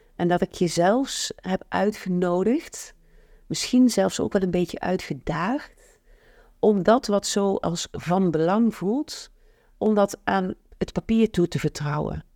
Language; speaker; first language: Dutch; native; Dutch